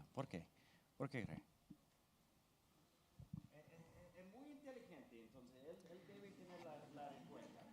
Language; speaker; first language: Spanish; non-native, fluent; English